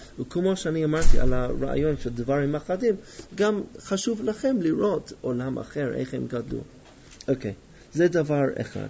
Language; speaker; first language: Hebrew; non-native, fluent; English